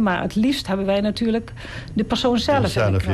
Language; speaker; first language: Dutch; native; Dutch